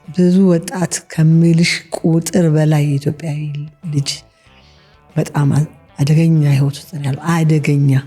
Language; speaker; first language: Amharic; native; Amharic